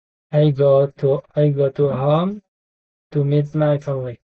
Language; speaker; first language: English; non-native, learner; Indonesian